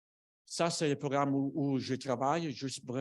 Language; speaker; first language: French; non-native, fluent; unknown